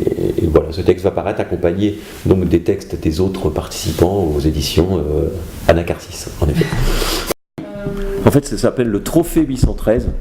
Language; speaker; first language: French; native; French